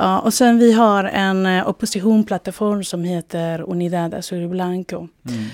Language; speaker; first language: Swedish; non-native, fluent; Spanish